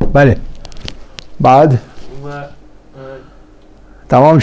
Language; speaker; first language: Persian; non-native, fluent; Urdu